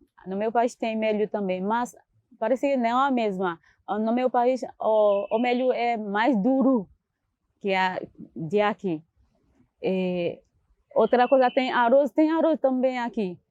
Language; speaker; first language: Portuguese; non-native, learner; Haitian Creole